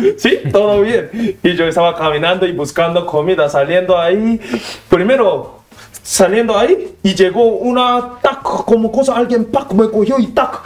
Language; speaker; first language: Spanish; non-native, learner; Korean